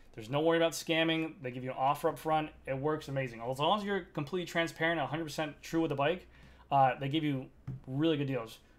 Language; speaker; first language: English; native; English